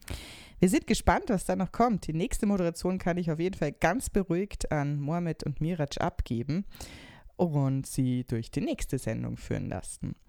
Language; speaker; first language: German; native; German